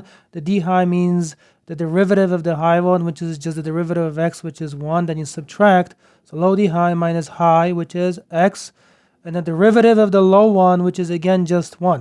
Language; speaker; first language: English; native; English